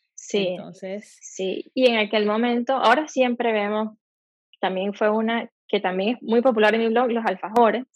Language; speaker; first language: Spanish; native; Spanish